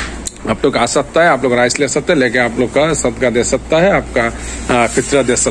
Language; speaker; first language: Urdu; non-native, learner; Bangla